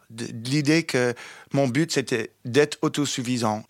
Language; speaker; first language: French; non-native, fluent; English